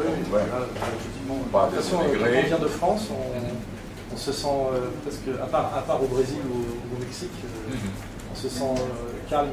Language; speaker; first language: French; native; French